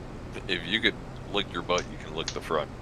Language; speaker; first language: English; native; English